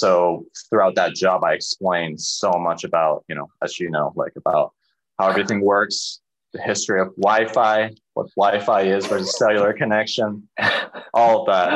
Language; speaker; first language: English; early bilingual, other home language; Cantonese